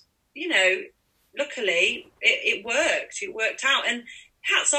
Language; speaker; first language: English; native; English